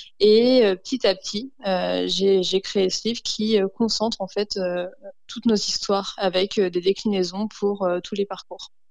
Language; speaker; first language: French; native; French